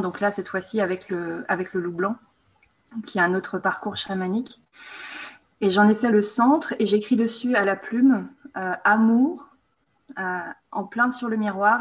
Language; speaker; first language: French; native; French